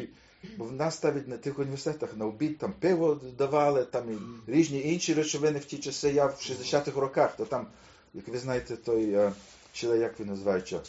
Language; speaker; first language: Ukrainian; early bilingual, heritage; Ukrainian